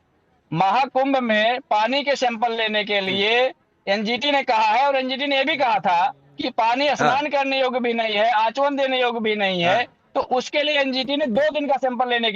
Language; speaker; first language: Hindi; native; Hindi